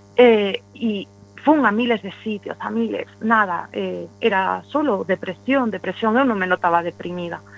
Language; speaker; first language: Galician; non-native, local second language; Spanish